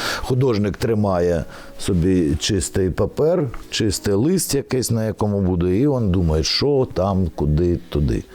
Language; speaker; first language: Ukrainian; non-native, local second language; Russian